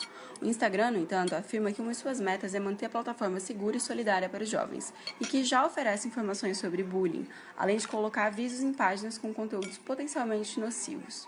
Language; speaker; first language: Portuguese; native; Portuguese